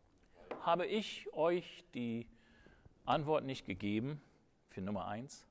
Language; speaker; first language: German; non-native, fluent; English